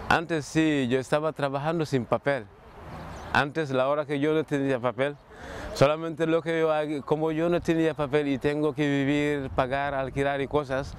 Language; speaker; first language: Spanish; non-native, learner; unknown